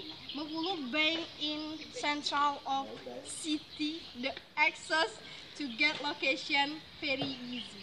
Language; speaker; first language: English; non-native, learner; Indonesian